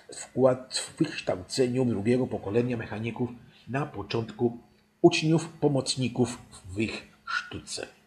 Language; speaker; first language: Polish; non-native, fluent; Spanish